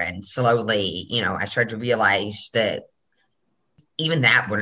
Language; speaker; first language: English; native; English